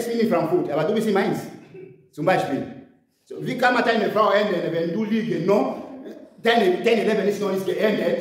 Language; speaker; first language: German; non-native, learner; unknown